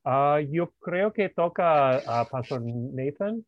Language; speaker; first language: Spanish; non-native, fluent; English